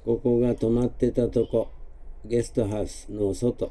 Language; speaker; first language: Japanese; native; Japanese